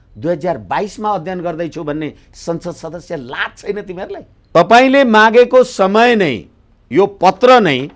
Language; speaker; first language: Nepali; native; Nepali